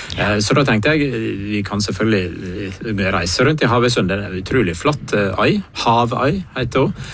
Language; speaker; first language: Norwegian; native; Norwegian